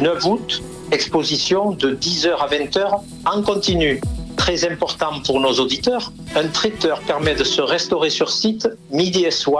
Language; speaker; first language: French; native; French